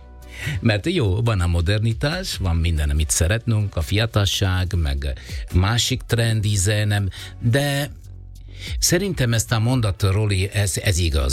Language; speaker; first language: Hungarian; non-native, fluent; Italian